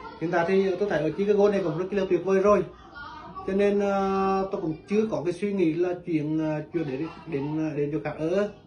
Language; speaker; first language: Vietnamese; native; Vietnamese